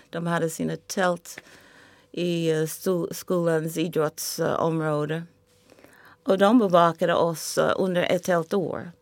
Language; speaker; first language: Swedish; non-native, fluent; English